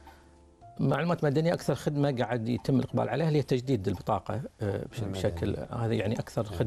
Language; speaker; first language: Arabic; native; Arabic